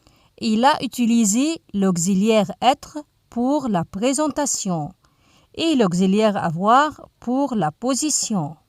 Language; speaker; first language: French; non-native, fluent; Arabic